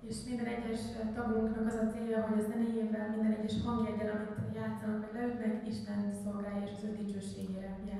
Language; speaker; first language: Hungarian; native; Hungarian